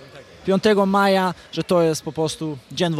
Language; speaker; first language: Polish; non-native, fluent; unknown